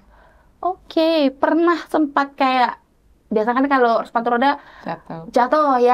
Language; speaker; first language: Indonesian; native; Indonesian